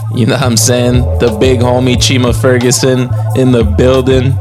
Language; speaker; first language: English; native; English